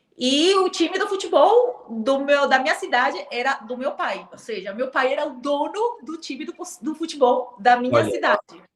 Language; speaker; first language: Portuguese; non-native, fluent; Spanish